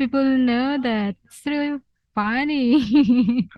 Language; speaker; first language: English; non-native, learner; Indonesian